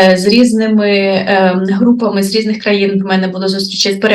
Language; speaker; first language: Ukrainian; native; Ukrainian